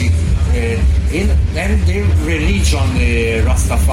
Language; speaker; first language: English; non-native, learner; Italian